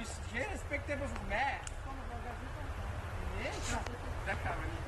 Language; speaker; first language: Dutch; native; Dutch